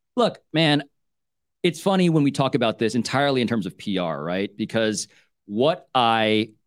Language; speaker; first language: English; early bilingual, other home language; Filipino